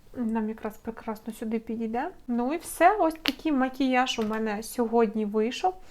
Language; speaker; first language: Ukrainian; non-native, local second language; Russian